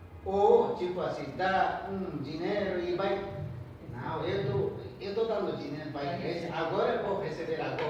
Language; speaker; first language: Portuguese; non-native, learner; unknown